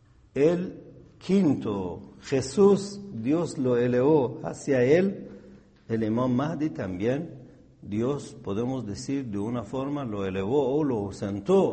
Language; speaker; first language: Spanish; non-native, fluent; Persian